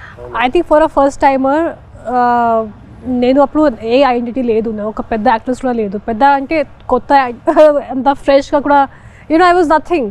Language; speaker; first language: Telugu; non-native, fluent; Hindi